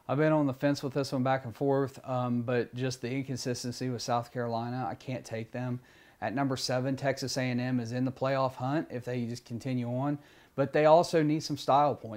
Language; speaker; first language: English; native; English